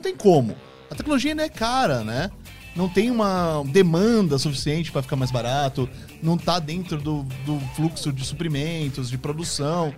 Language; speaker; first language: Portuguese; native; Portuguese